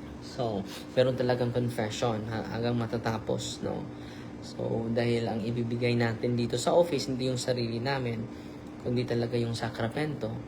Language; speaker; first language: Filipino; native; Filipino